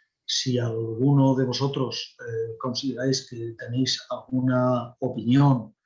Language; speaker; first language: Spanish; native; Spanish